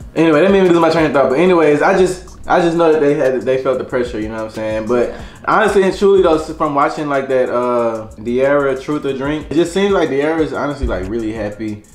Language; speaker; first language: English; native; English